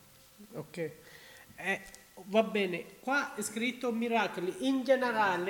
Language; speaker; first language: Italian; non-native, learner; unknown